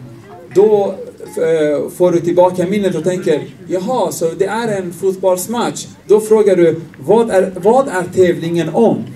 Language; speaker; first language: Swedish; non-native, fluent; Arabic